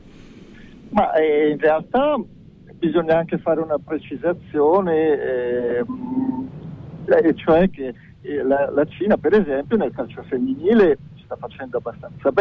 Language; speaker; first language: Italian; early bilingual, other home language; Chinese